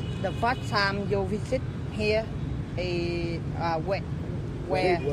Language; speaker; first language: English; non-native, learner; Vietnamese